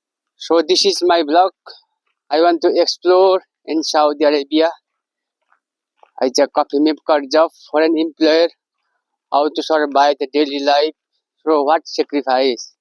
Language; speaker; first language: English; non-native, learner; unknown